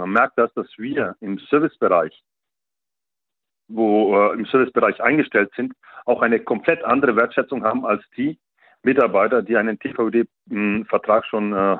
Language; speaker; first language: German; native; German